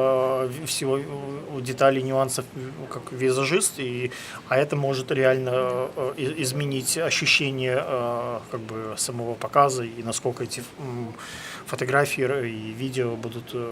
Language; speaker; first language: Russian; native; Russian